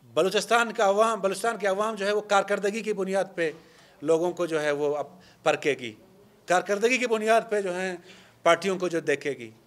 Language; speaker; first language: Urdu; non-native, local second language; Baluchi